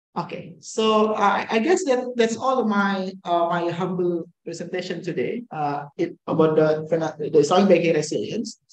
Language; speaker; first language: English; non-native, fluent; Indonesian